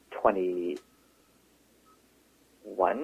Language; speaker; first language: English; non-native, local second language; Cantonese